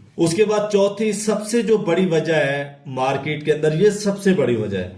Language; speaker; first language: Urdu; non-native, local second language; Punjabi